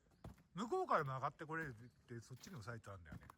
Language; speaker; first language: Japanese; native; Japanese